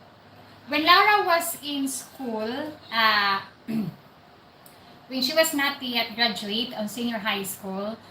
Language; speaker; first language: English; non-native, local second language; Cebuano